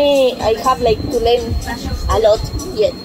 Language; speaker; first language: English; non-native, learner; Spanish